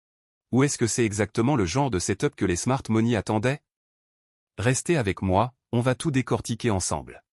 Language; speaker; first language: French; native; French